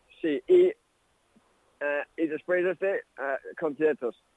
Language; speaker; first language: Spanish; non-native, learner; English